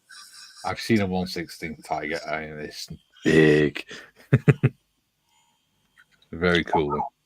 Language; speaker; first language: English; native; English